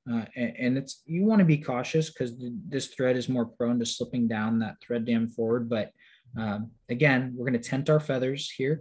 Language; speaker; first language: English; native; English